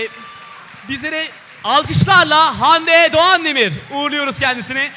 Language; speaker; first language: Turkish; native; Turkish